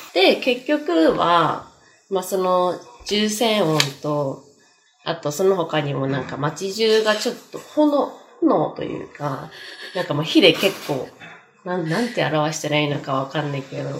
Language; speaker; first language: Japanese; native; Japanese